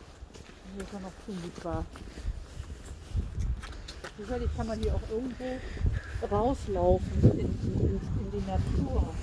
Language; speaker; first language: German; native; German